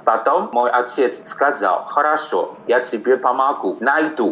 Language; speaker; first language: Russian; non-native, fluent; Chinese